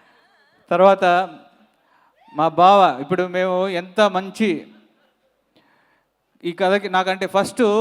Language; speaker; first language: Telugu; native; Telugu